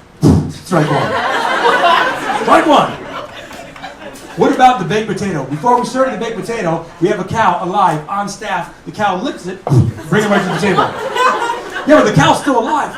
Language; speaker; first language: English; native; English